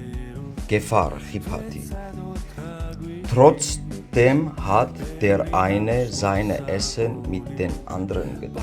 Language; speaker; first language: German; non-native, learner; Georgian